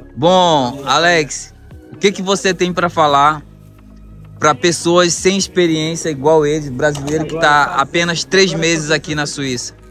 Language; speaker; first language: Portuguese; native; Portuguese